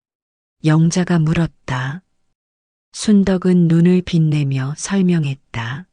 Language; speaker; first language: Korean; native; Korean